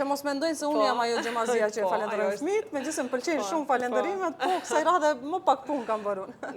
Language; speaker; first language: Albanian; native; Albanian